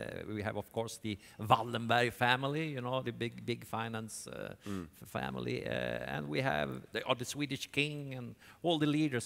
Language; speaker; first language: English; non-native, fluent; Swedish